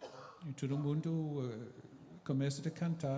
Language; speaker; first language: Portuguese; non-native, fluent; English